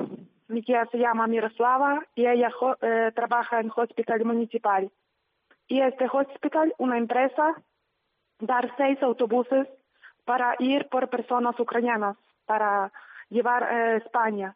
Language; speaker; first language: Spanish; non-native, learner; Ukrainian